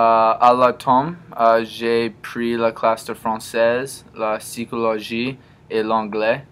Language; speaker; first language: French; non-native, learner; English